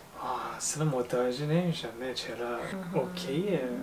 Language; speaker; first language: Persian; non-native, fluent; Japanese